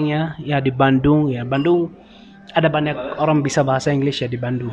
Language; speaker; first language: Indonesian; non-native, learner; Arabic